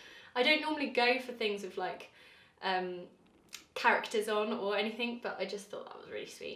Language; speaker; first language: English; native; English